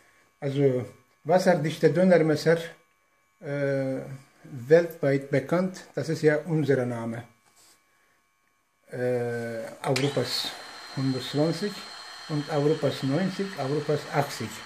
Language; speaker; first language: German; non-native, learner; Turkish